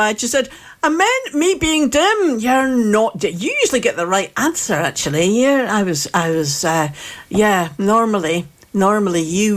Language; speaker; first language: English; native; English